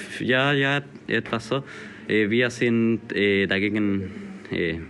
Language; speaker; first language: German; non-native, learner; Spanish